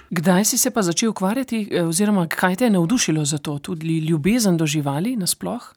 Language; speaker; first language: Slovenian; native; Slovenian